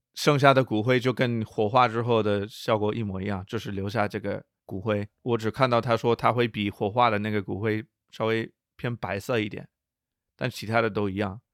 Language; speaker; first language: Chinese; non-native, fluent; English